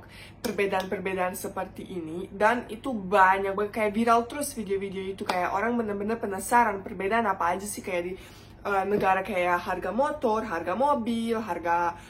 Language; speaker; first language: Indonesian; non-native, fluent; Bosnian